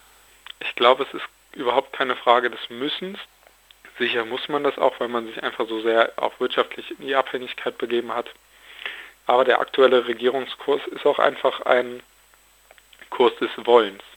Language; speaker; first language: German; native; German